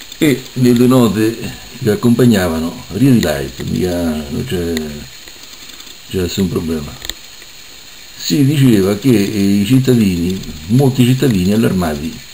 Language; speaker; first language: Italian; native; Italian